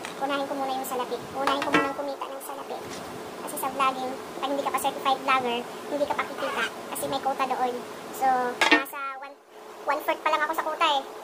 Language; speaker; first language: Filipino; non-native, local second language; Cebuano